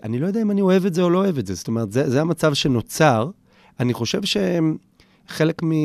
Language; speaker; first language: Hebrew; native; Hebrew